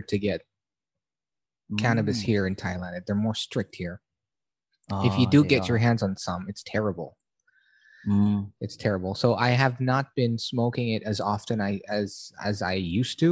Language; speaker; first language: English; non-native, local second language; Filipino